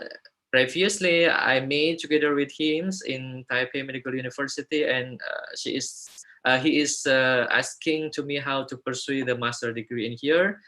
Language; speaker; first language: English; non-native, fluent; Indonesian